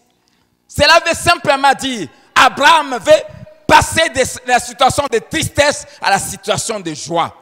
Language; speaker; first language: French; non-native, local second language; Lingala